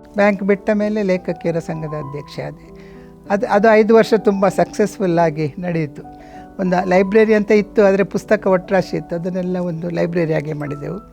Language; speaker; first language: Kannada; native; Kannada